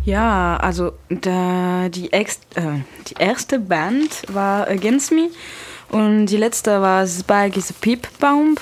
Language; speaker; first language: German; non-native, learner; French